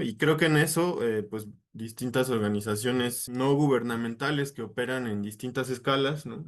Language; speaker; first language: Spanish; native; Spanish